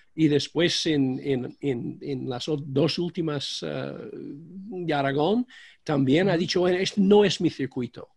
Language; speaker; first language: Spanish; non-native, fluent; English